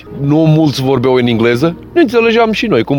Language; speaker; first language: Romanian; non-native, fluent; Portuguese